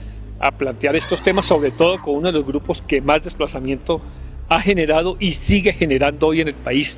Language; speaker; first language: Spanish; native; Spanish